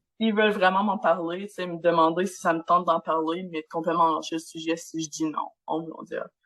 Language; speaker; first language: French; non-native, local second language; English